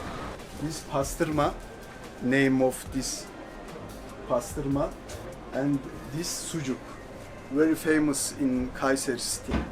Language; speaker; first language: English; non-native, learner; Turkish